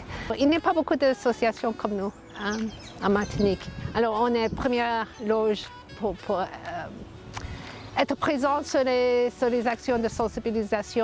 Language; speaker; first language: French; non-native, fluent; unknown